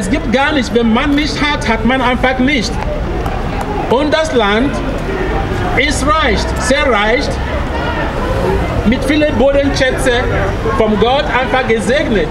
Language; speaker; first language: German; non-native, fluent; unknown